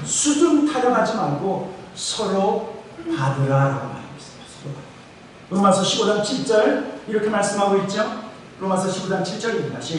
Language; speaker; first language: Korean; native; Korean